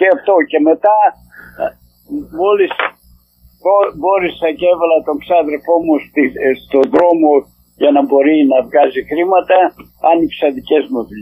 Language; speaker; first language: Greek; native; Greek